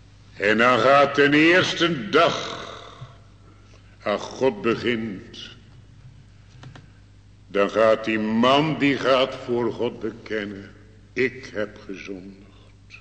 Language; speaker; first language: Dutch; native; Dutch